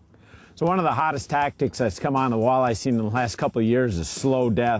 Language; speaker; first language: English; native; English